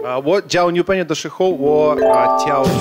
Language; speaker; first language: Chinese; non-native, fluent; Russian